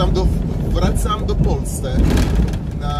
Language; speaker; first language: Polish; non-native, learner; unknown